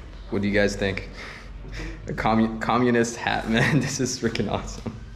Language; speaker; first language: English; native; English